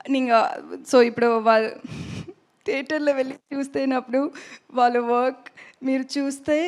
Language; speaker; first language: Telugu; non-native, learner; Tamil